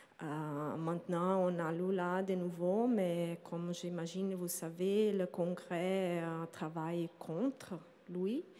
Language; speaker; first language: French; non-native, learner; Portuguese